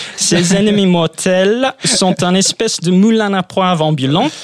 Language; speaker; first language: French; non-native, fluent; English